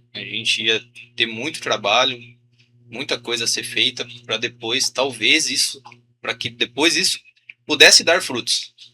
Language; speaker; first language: Portuguese; native; Portuguese